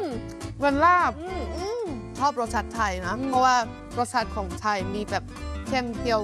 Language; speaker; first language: Thai; non-native, fluent; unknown